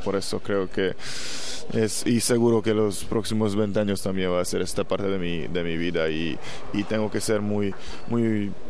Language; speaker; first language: Spanish; non-native, fluent; Hungarian